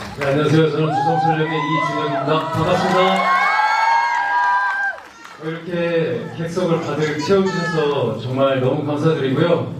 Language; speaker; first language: Korean; native; Korean